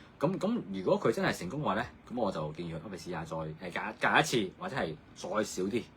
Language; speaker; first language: Cantonese; native; Cantonese